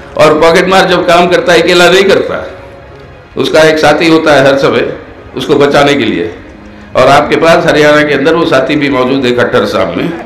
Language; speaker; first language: Hindi; non-native, local second language; Telugu